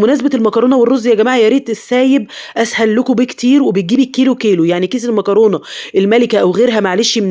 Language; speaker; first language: Arabic; native; Arabic